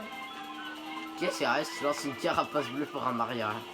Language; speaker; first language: French; native; French